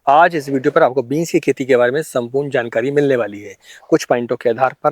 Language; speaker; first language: Hindi; native; Hindi